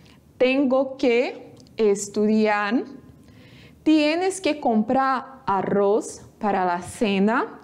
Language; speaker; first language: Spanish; non-native, fluent; Portuguese